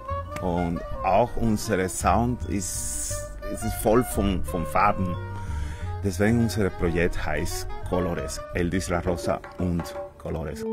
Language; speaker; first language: German; non-native, fluent; Spanish